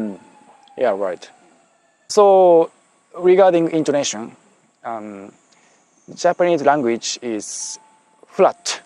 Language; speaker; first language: English; non-native, fluent; Japanese